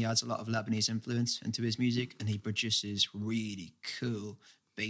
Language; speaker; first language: English; native; English